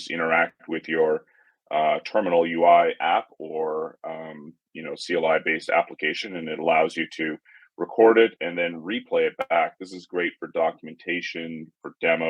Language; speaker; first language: English; native; English